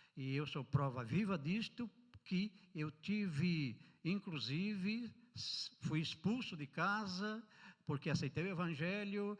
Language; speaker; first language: Portuguese; native; Portuguese